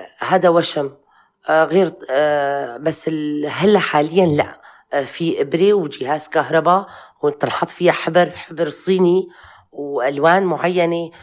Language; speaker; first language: Arabic; non-native, local second language; Kurdish